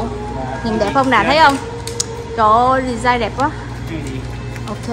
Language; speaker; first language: Vietnamese; native; Vietnamese